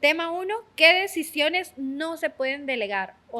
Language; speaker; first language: Spanish; native; Spanish